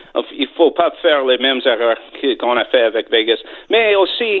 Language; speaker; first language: French; non-native, fluent; English